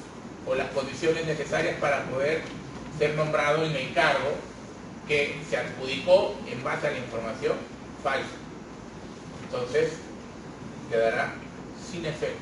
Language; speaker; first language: Spanish; native; Spanish